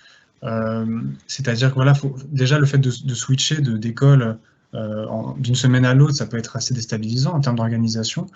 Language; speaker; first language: French; native; French